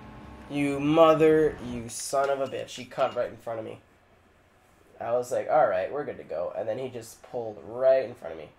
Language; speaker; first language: English; native; English